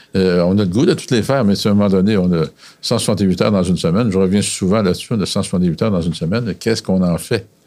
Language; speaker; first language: French; native; French